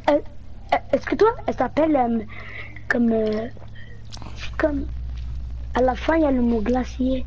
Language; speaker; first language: French; native; French